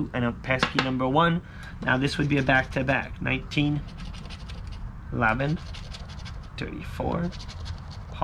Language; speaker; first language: English; native; English